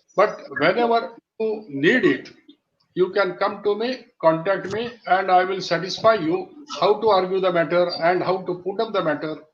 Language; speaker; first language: English; non-native, local second language; Marathi